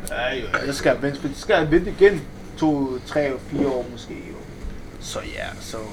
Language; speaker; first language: Danish; early bilingual, other home language; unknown